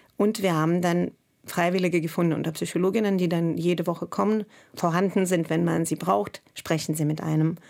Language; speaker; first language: German; non-native, fluent; Russian